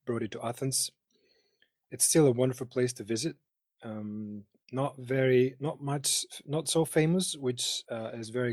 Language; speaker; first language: English; non-native, fluent; Greek